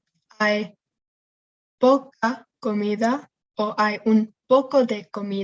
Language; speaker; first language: Spanish; non-native, fluent; English